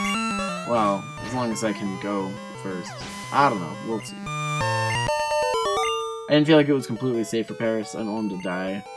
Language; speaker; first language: English; native; English